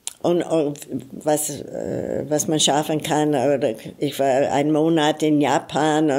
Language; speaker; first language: German; non-native, fluent; English